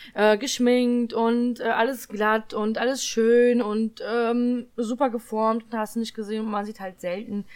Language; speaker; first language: German; early bilingual, other home language; Polish